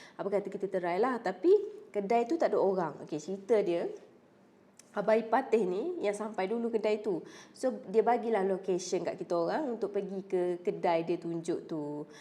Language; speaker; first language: Malay; native; Malay